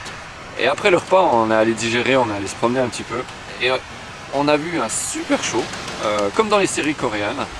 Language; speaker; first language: French; native; French